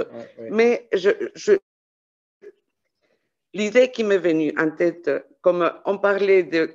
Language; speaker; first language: French; non-native, fluent; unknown